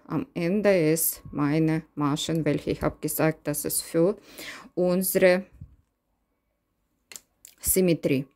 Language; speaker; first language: German; non-native, learner; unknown